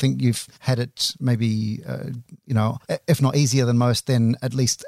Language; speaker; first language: English; native; English